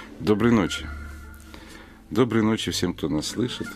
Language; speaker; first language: Russian; native; Russian